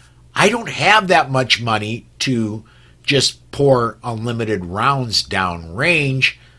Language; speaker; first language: English; native; English